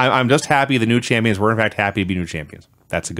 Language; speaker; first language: English; native; English